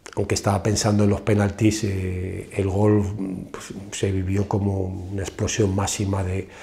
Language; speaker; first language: Spanish; native; Spanish